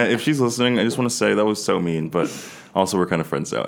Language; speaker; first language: English; native; English